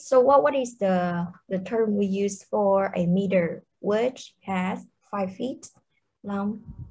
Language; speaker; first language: English; non-native, fluent; Vietnamese